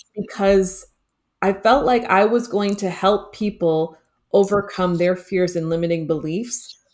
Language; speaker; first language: English; native; English